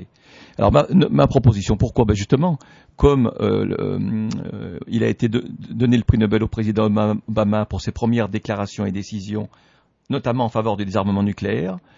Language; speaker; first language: French; native; French